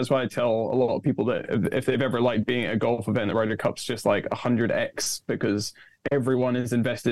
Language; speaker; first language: English; native; English